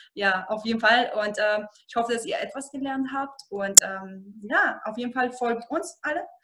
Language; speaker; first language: German; non-native, fluent; Spanish